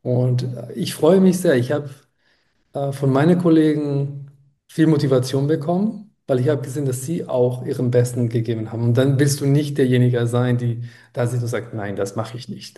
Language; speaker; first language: German; non-native, fluent; Spanish